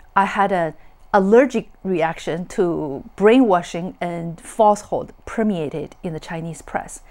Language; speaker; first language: English; non-native, fluent; Chinese